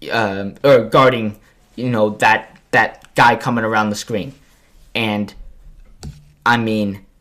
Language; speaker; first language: English; native; English